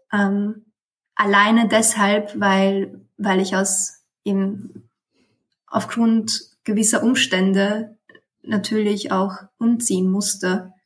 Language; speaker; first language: German; early bilingual, other home language; Romanian